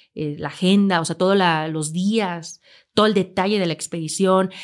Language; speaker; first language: Spanish; native; Spanish